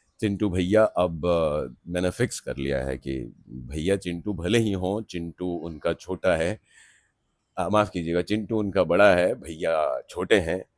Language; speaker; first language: Hindi; non-native, local second language; Maithili